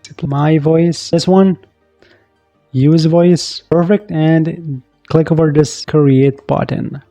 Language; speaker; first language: English; non-native, fluent; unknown